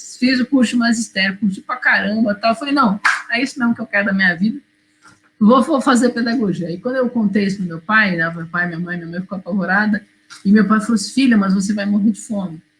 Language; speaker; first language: Portuguese; native; Portuguese